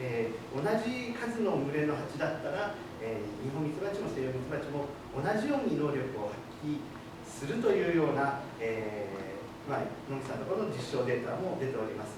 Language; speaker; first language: Japanese; native; Japanese